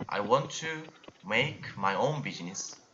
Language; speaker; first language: English; non-native, learner; Korean